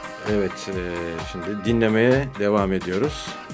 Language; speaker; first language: Turkish; native; Turkish